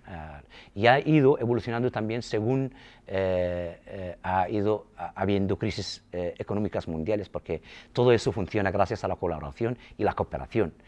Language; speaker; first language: Spanish; non-native, local second language; Arabic